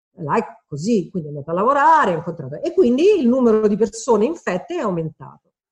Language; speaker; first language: Italian; native; Italian